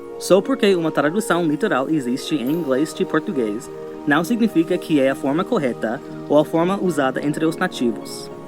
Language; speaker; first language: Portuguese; non-native, fluent; English